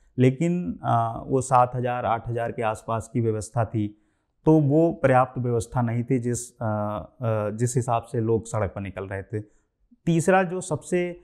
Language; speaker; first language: Hindi; native; Hindi